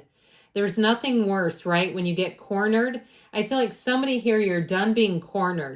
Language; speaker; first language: English; native; English